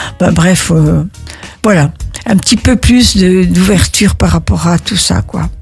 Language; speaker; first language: French; early bilingual, other home language; Italian